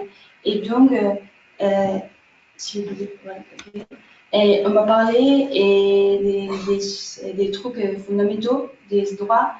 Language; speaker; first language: French; non-native, fluent; Spanish